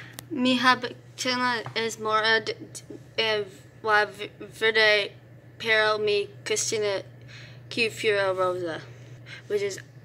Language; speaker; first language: Spanish; non-native, learner; English